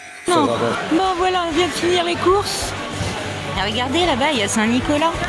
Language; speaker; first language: French; native; French